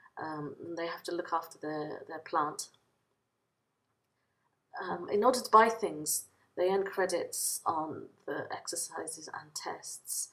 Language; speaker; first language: English; native; English